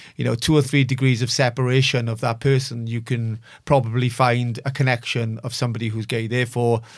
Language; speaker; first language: English; native; English